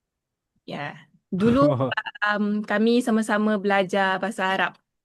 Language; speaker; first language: Indonesian; non-native, local second language; Malay